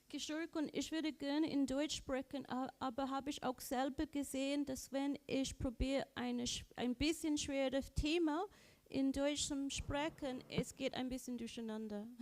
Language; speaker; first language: German; non-native, learner; English